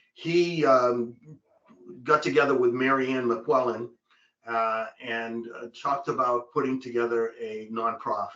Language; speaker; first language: English; native; English